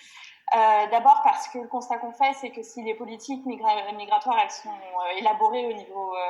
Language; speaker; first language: French; native; French